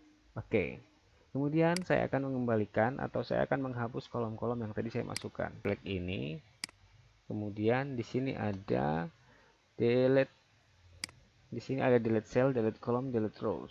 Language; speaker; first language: Indonesian; native; Indonesian